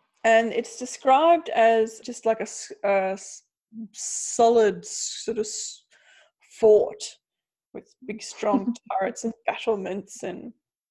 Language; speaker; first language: English; native; English